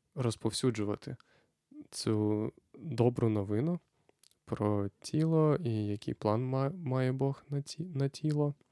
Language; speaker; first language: Ukrainian; non-native, fluent; Lithuanian